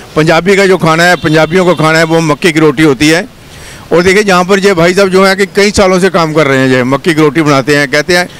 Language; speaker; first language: Hindi; native; Hindi